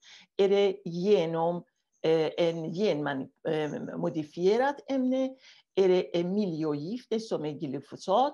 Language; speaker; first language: Swedish; non-native, fluent; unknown